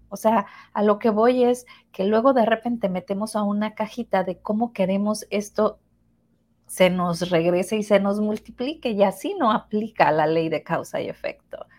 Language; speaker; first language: Spanish; native; Spanish